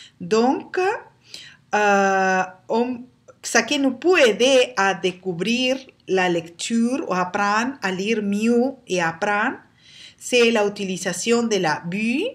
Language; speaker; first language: French; non-native, learner; Spanish